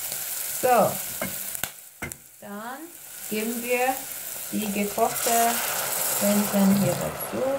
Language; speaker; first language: German; non-native, fluent; Persian